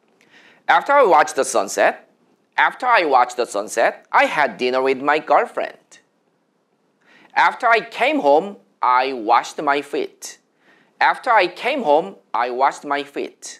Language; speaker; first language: English; non-native, fluent; Korean